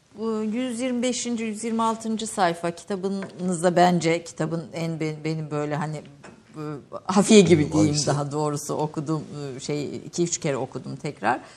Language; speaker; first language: Turkish; native; Turkish